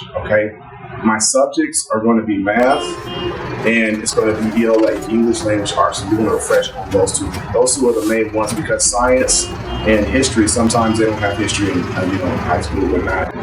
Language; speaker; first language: English; native; English